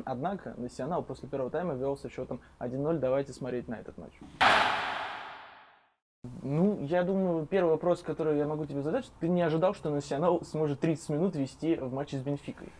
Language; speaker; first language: Russian; native; Russian